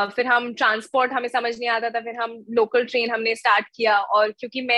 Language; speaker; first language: Hindi; native; Hindi